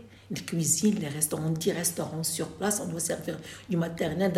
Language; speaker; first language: French; non-native, local second language; Arabic